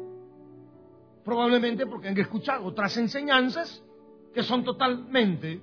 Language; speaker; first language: Spanish; native; Spanish